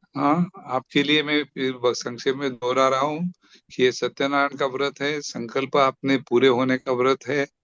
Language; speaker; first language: Hindi; non-native, local second language; Marathi